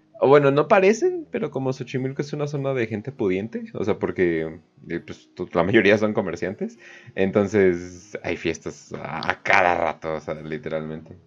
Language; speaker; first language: Spanish; native; Spanish